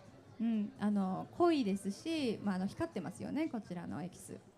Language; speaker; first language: Japanese; native; Japanese